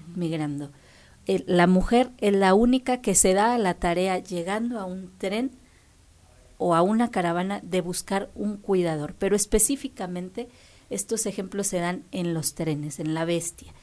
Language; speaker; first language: Spanish; native; Spanish